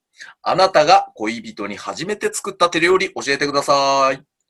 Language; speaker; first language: Japanese; native; Japanese